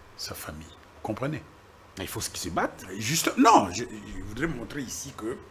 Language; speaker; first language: French; non-native, local second language; Lingala